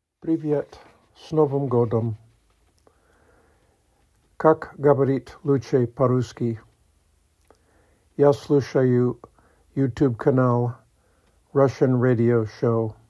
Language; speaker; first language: Russian; non-native, learner; English